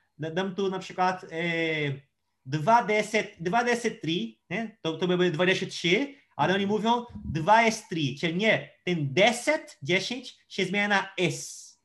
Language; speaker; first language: Polish; non-native, fluent; Portuguese